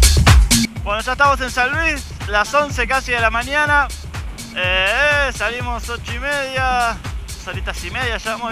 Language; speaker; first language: Spanish; native; Spanish